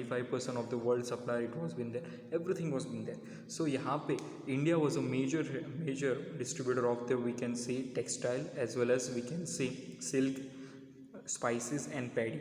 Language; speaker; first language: English; non-native, local second language; Hindi